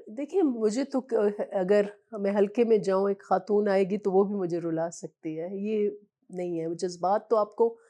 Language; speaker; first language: Urdu; non-native, local second language; Sindhi